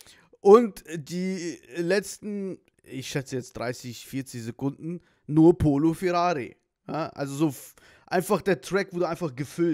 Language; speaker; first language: German; native; German